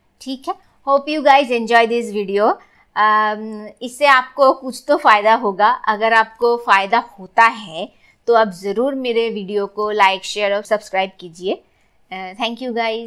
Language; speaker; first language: Hindi; non-native, local second language; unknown